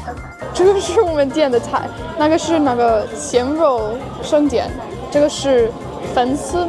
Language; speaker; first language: Chinese; non-native, learner; English